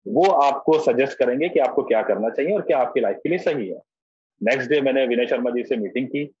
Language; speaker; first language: Hindi; native; Hindi